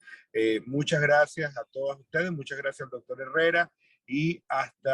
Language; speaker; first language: Spanish; native; Spanish